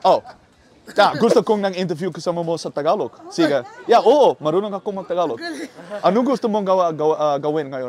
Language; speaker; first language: Filipino; non-native, learner; Dutch